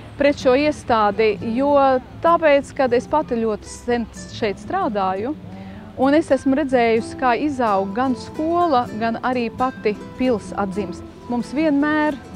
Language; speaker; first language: Latvian; native; Latvian